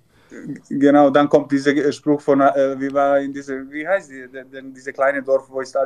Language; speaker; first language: German; non-native, learner; Serbian